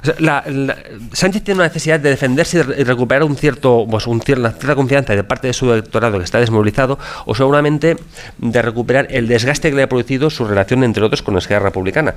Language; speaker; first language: Spanish; non-native, local second language; Catalan